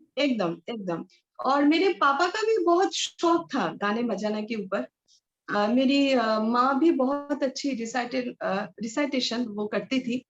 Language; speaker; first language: Hindi; non-native, local second language; Bangla